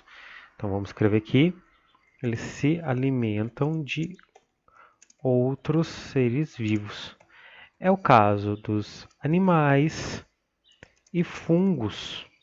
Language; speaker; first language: Portuguese; native; Portuguese